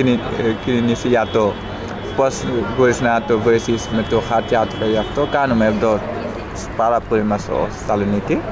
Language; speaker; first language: Greek; non-native, learner; Wolof